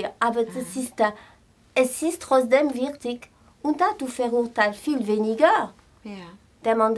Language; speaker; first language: German; non-native, fluent; French